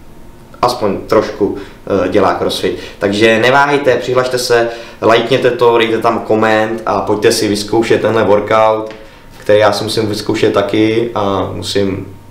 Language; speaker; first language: Czech; native; Czech